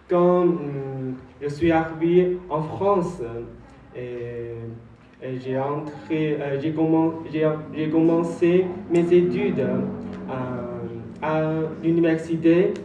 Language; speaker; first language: French; non-native, learner; Chinese